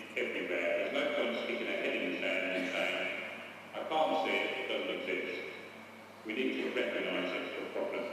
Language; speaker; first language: English; native; English